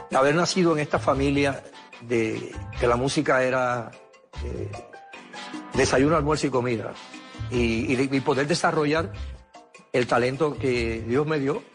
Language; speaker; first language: Spanish; native; Spanish